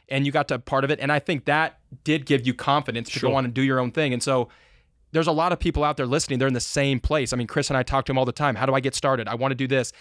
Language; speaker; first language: English; native; English